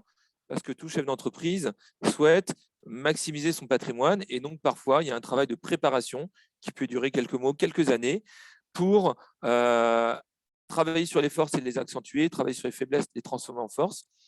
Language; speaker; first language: French; native; French